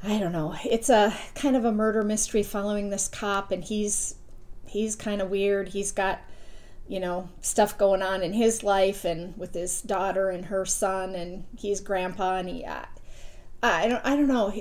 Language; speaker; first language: English; native; English